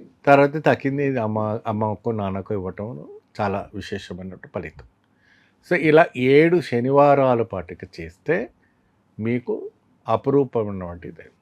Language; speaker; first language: Telugu; non-native, fluent; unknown